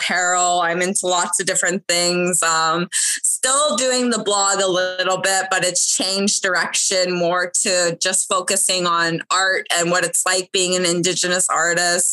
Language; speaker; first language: English; native; English